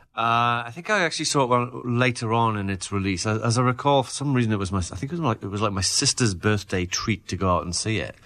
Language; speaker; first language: English; native; English